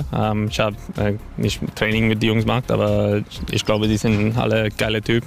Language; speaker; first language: German; non-native, learner; English